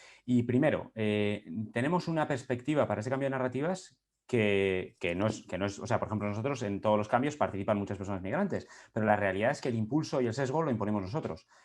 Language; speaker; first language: Spanish; native; Spanish